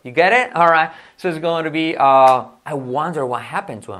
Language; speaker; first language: English; non-native, fluent; Spanish